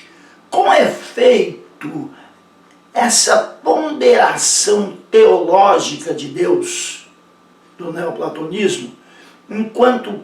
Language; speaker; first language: Portuguese; native; Portuguese